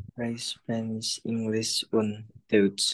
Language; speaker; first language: German; non-native, learner; Indonesian